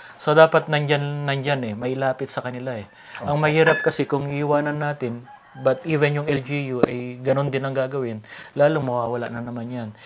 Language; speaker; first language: Filipino; non-native, local second language; Iloko